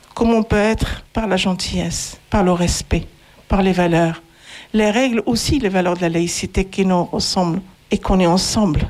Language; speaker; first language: French; non-native, local second language; Arabic